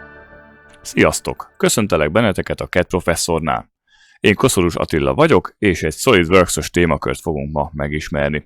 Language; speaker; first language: Hungarian; native; Hungarian